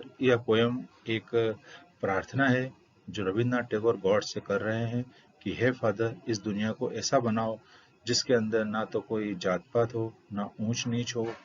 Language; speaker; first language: Hindi; native; Hindi